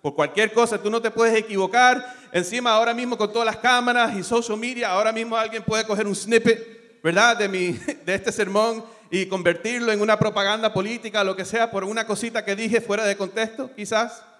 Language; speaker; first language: Spanish; early bilingual, other home language; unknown